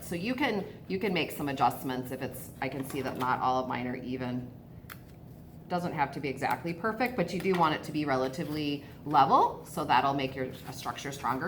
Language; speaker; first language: English; native; English